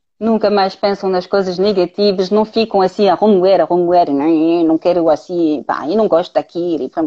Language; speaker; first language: Portuguese; non-native, fluent; French